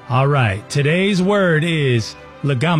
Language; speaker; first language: English; native; English